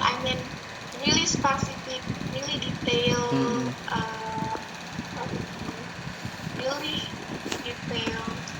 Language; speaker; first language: English; non-native, learner; Indonesian